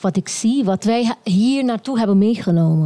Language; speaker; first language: Dutch; non-native, local second language; Papiamento